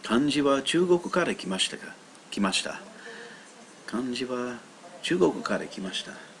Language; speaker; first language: Japanese; non-native, learner; English